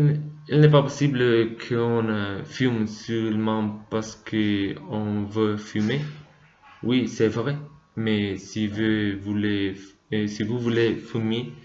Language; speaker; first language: French; non-native, learner; Spanish